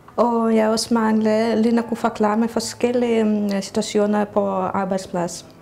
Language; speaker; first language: Danish; non-native, learner; Russian